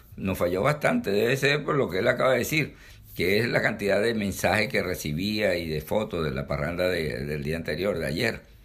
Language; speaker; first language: Spanish; native; Spanish